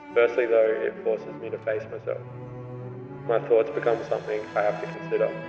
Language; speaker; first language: English; native; English